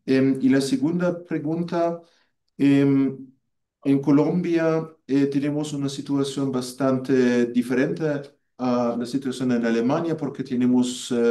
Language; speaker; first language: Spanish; non-native, fluent; German